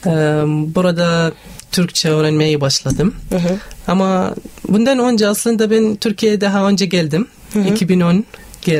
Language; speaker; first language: Turkish; non-native, fluent; Arabic